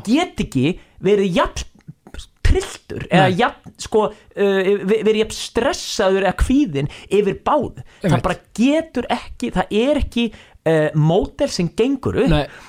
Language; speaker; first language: Icelandic; native; Icelandic